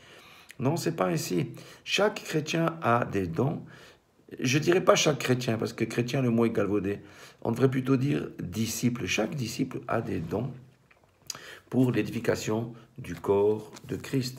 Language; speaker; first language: French; native; French